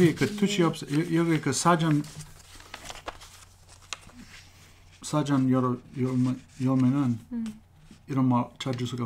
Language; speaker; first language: Korean; non-native, fluent; English